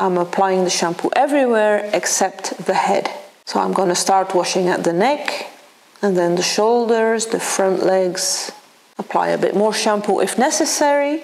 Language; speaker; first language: English; non-native, fluent; Dutch